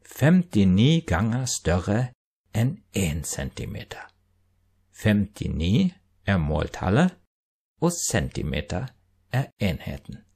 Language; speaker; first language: Norwegian; non-native, fluent; German